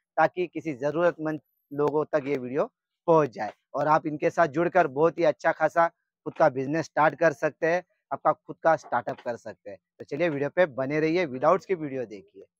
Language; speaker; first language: Hindi; non-native, local second language; Marathi